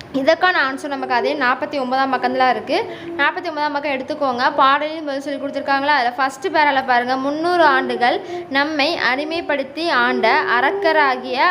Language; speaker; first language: Tamil; native; Tamil